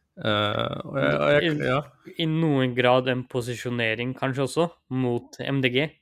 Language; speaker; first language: Norwegian; early bilingual, other home language; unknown